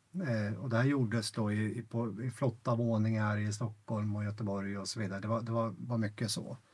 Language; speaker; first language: Swedish; native; Swedish